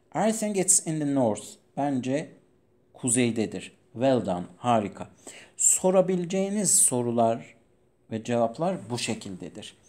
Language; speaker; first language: Turkish; non-native, fluent; Persian